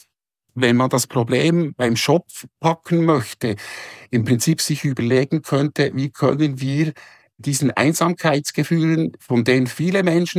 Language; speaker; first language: German; native; German